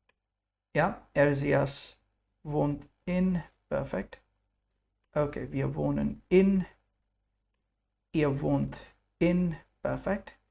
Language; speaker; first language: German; non-native, fluent; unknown